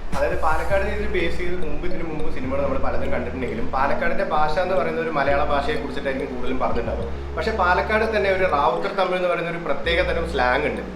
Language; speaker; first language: Malayalam; non-native, local second language; Tamil